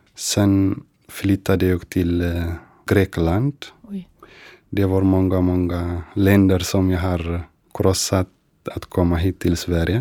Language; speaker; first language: Swedish; non-native, learner; Tigrinya